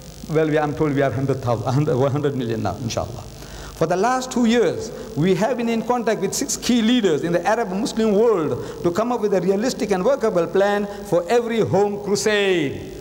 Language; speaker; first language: English; early bilingual, other home language; Gujarati